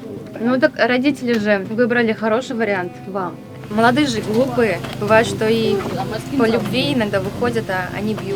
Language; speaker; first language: Russian; native; Russian